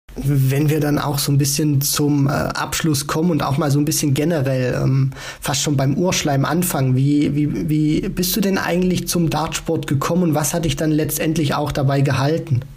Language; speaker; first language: German; native; German